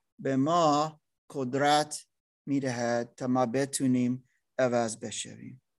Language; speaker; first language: Persian; non-native, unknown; English